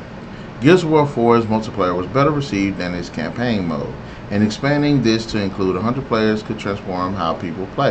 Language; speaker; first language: English; native; English